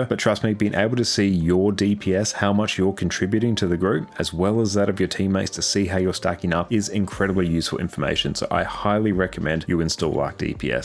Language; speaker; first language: English; native; English